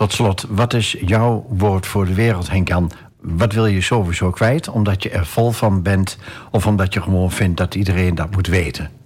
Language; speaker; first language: Dutch; native; Dutch